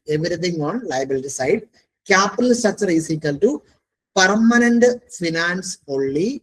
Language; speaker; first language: English; non-native, local second language; Malayalam